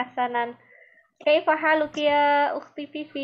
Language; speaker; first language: Arabic; non-native, fluent; Indonesian